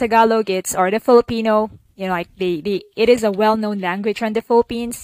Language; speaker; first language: English; non-native, local second language; Cebuano